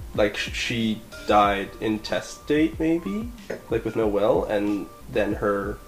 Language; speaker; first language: English; native; English